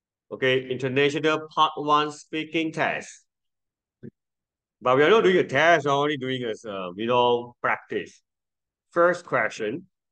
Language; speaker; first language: English; non-native, local second language; Chinese